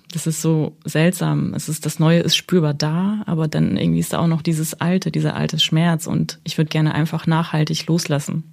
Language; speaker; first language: German; early bilingual, other home language; Russian